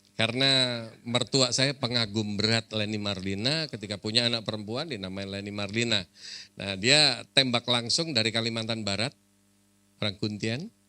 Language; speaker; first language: Indonesian; native; Indonesian